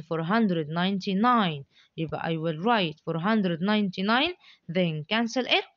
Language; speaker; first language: English; non-native, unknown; Arabic